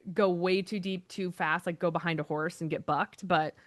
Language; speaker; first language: English; native; English